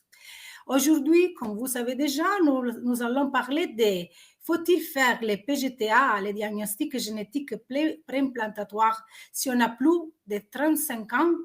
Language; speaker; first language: French; non-native, fluent; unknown